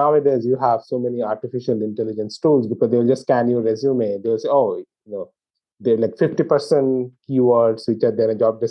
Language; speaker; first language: English; non-native, local second language; Bangla